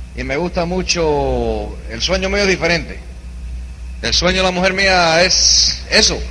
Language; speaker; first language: Spanish; early bilingual, heritage; Spanish